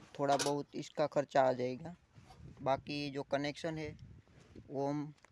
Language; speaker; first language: Hindi; non-native, local second language; Gujarati